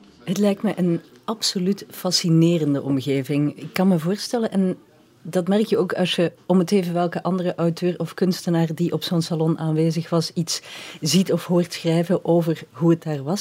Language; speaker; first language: Dutch; native; Dutch